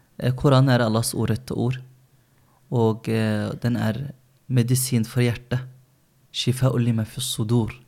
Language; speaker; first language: Norwegian; early bilingual, other home language; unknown